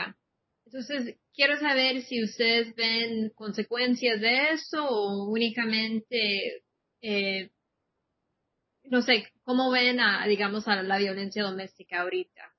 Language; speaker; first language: Spanish; non-native, fluent; English